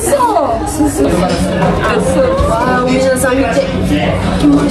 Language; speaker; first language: Japanese; non-native, fluent; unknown